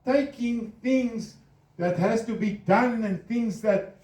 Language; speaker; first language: English; non-native, local second language; Afrikaans